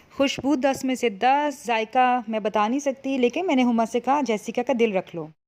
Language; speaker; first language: Urdu; native; Urdu